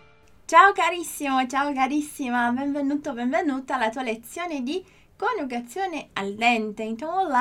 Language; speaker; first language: Italian; non-native, fluent; Portuguese